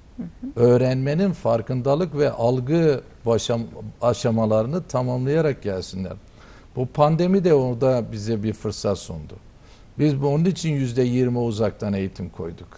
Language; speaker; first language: Turkish; native; Turkish